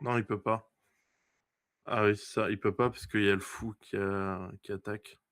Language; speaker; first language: French; native; French